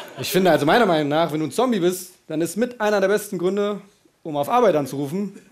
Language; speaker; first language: German; early bilingual, other home language; Persian